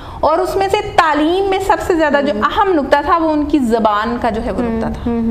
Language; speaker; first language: Urdu; non-native, local second language; Punjabi